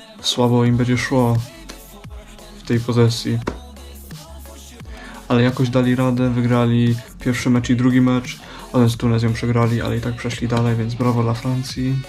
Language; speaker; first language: Polish; early bilingual, heritage; Polish